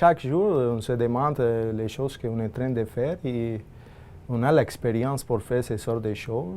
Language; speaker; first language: French; non-native, fluent; Spanish